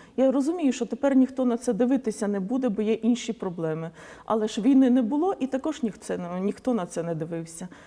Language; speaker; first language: Ukrainian; non-native, local second language; Polish